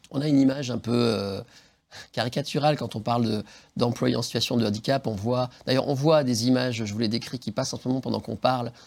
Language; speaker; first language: French; native; French